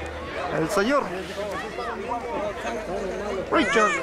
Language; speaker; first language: Spanish; native; Spanish